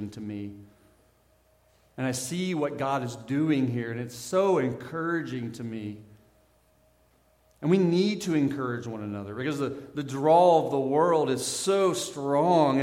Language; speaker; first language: English; native; English